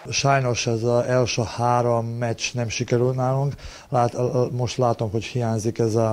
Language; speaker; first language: Hungarian; non-native, learner; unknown